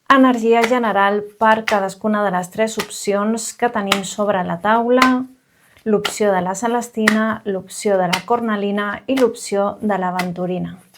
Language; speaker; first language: Catalan; non-native, local second language; Spanish